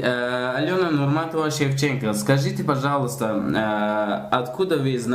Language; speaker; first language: Russian; non-native, learner; Tajik